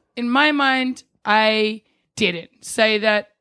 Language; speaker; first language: English; native; English